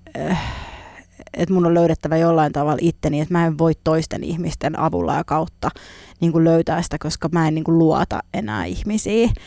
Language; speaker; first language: Finnish; native; Finnish